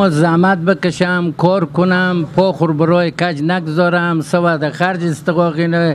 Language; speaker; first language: Persian; native; Persian